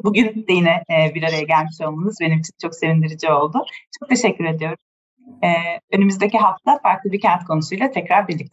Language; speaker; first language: Turkish; native; Turkish